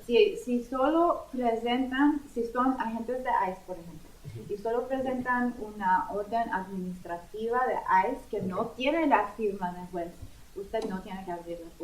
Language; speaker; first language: Spanish; non-native, fluent; English